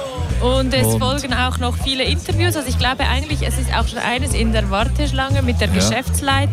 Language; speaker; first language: German; native; German